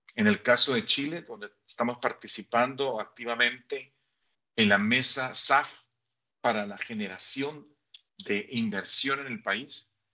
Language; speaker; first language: Spanish; native; Spanish